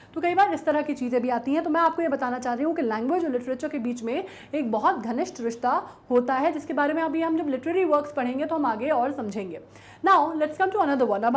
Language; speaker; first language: Hindi; native; Hindi